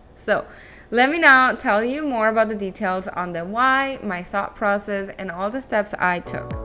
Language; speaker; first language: English; non-native, fluent; Spanish